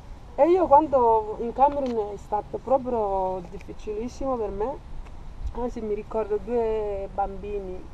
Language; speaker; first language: Italian; non-native, fluent; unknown